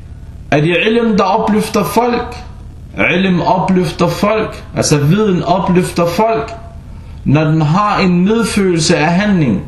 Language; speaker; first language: Danish; early bilingual, other home language; Arabic